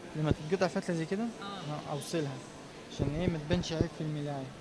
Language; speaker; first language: Egyptian Arabic; native; Egyptian Arabic